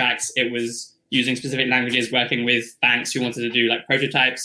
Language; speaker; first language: English; native; English